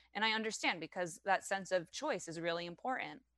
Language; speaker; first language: English; non-native, fluent; French